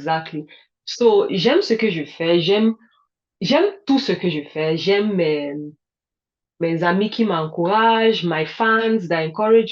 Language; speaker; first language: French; non-native, learner; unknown